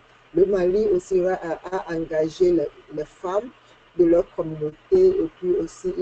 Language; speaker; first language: French; non-native, fluent; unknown